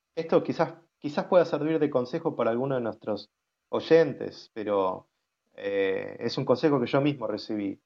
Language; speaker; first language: Spanish; native; Spanish